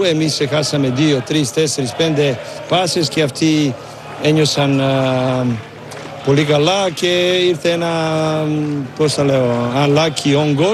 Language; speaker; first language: Greek; non-native, learner; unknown